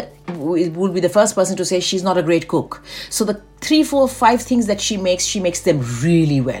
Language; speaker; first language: English; non-native, local second language; Bangla